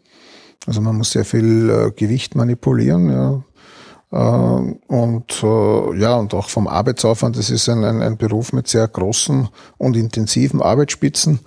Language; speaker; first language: German; native; German